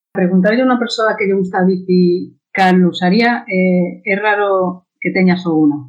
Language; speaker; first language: Galician; non-native, local second language; Spanish